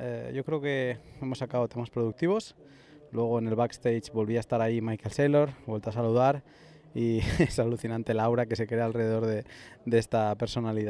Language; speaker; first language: Spanish; native; Spanish